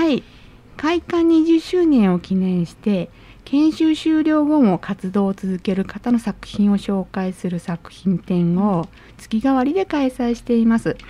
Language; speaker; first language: Japanese; native; Japanese